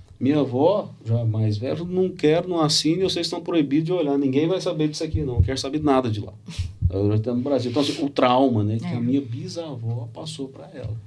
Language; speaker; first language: Portuguese; native; Portuguese